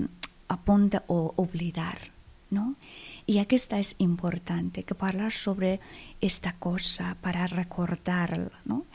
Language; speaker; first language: Catalan; non-native, fluent; Persian